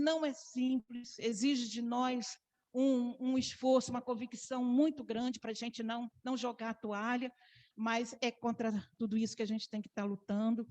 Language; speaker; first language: Portuguese; native; Portuguese